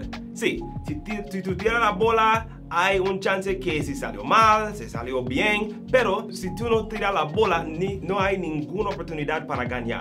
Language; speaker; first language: Spanish; non-native, learner; English